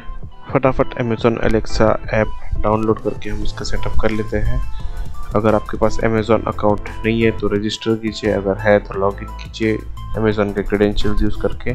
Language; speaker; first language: Hindi; native; Hindi